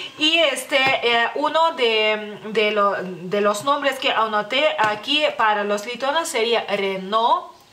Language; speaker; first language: Spanish; non-native, fluent; Lithuanian